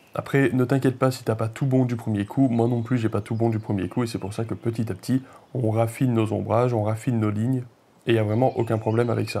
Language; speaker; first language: French; native; French